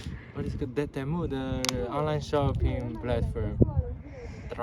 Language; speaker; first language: English; non-native, fluent; Chinese